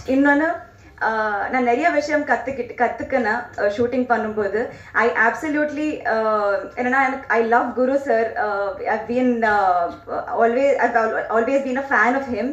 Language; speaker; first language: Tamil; non-native, learner; Telugu